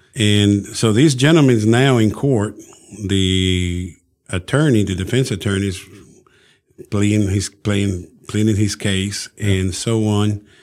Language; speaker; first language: English; early bilingual, other home language; Spanish